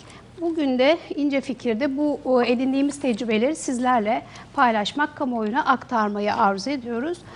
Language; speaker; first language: Turkish; native; Turkish